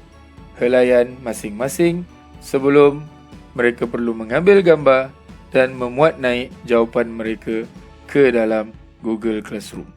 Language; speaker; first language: Malay; native; Malay